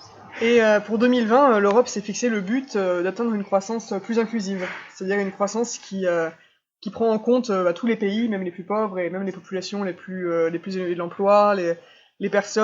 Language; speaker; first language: French; native; French